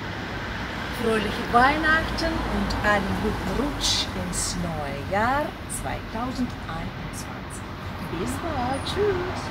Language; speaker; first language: German; non-native, learner; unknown